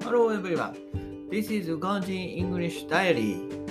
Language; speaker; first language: English; non-native, fluent; Japanese